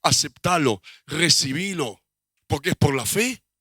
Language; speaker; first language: Spanish; native; Spanish